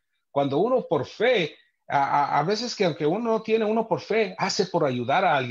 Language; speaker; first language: Spanish; native; Spanish